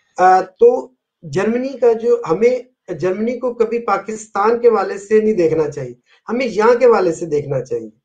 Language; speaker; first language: Urdu; non-native, local second language; Punjabi